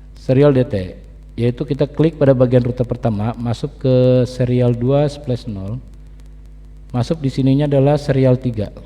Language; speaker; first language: Indonesian; native; Indonesian